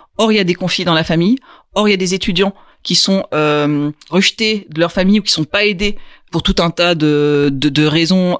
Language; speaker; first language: French; native; French